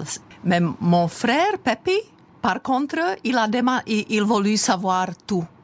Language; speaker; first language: French; non-native, fluent; Czech